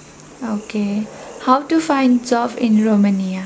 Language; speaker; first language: English; non-native, learner; Nepali